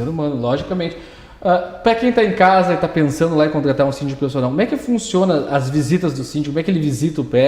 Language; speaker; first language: Portuguese; native; Portuguese